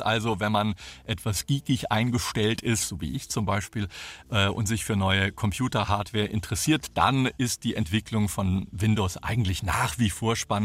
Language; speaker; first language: German; native; German